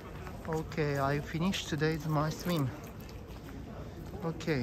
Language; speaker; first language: English; non-native, learner; Japanese